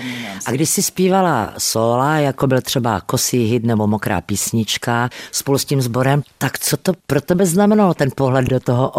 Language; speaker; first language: Czech; native; Czech